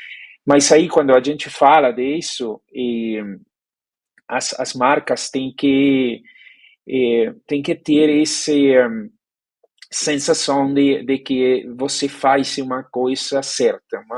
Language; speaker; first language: Portuguese; non-native, fluent; Spanish